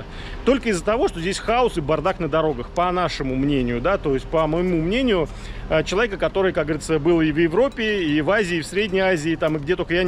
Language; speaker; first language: Russian; native; Russian